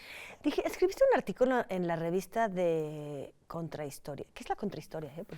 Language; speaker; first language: Spanish; native; Spanish